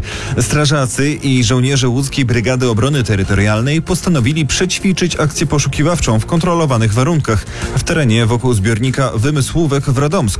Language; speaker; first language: Polish; native; Polish